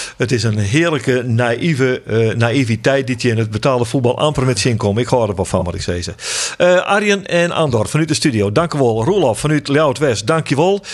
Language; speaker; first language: Dutch; non-native, local second language; Western Frisian